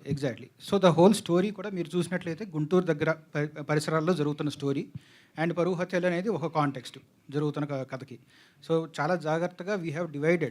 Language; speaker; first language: Telugu; native; Telugu